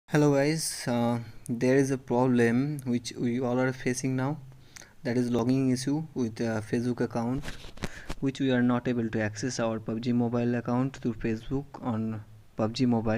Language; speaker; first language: English; non-native, local second language; Hindi